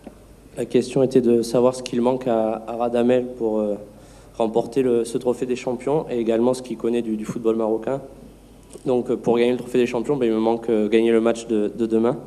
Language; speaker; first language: French; native; French